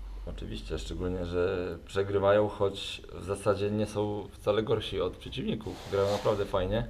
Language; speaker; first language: Polish; native; Polish